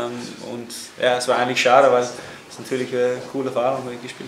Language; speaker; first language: German; non-native, fluent; English